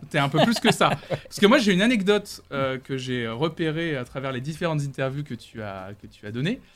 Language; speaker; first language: French; native; French